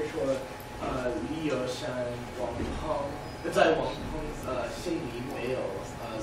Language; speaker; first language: Chinese; non-native, learner; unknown